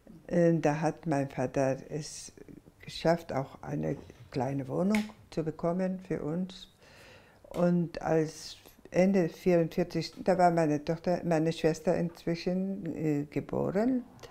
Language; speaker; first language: German; non-native, fluent; Spanish